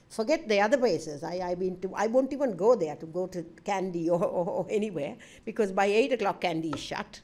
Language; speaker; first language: English; non-native, local second language; Sinhala